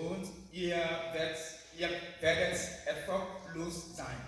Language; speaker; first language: German; non-native, learner; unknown